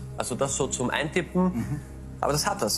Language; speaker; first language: German; native; German